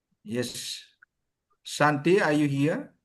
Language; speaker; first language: English; non-native, learner; Indonesian